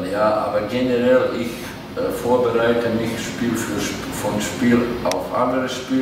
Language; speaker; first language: German; non-native, fluent; Latvian